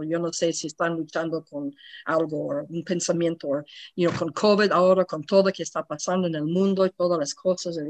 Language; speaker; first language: Spanish; non-native, learner; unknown